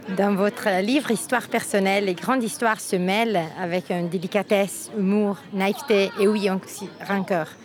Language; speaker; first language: French; non-native, local second language; Italian